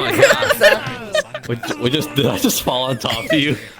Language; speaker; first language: English; native; English